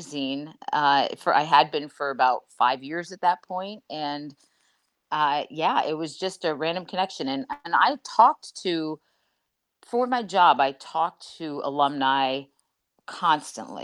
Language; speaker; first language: English; native; English